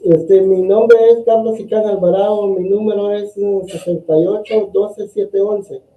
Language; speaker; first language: Spanish; native; Spanish